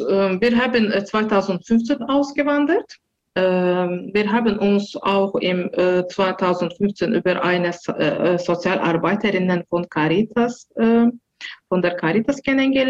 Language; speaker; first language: German; non-native, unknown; Azerbaijani